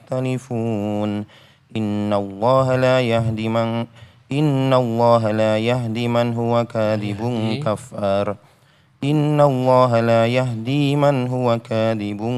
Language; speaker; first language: Arabic; non-native, fluent; Indonesian